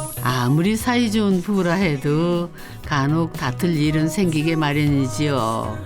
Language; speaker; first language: Korean; native; Korean